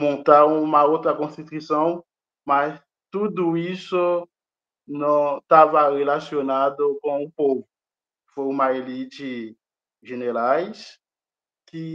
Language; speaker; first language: Portuguese; non-native, fluent; Haitian Creole